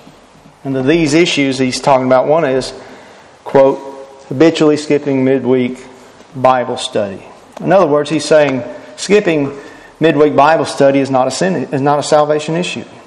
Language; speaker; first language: English; native; English